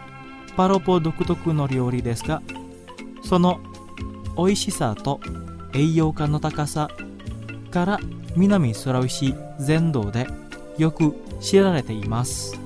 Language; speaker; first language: Japanese; non-native, fluent; Indonesian